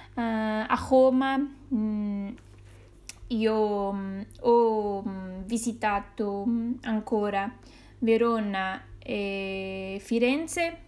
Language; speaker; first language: Italian; non-native, learner; Portuguese